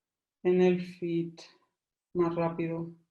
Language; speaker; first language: Spanish; native; Spanish